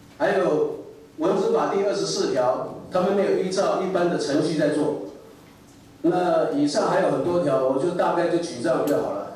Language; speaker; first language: Chinese; native; Chinese